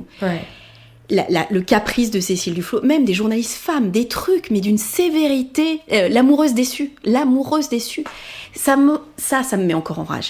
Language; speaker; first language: French; native; French